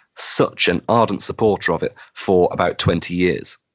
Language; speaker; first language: English; native; English